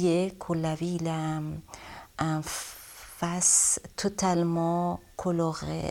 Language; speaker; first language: French; non-native, learner; Persian